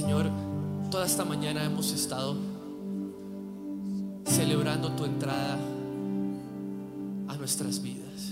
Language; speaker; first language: Spanish; native; Spanish